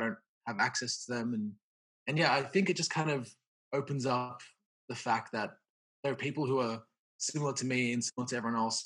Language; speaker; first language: English; native; English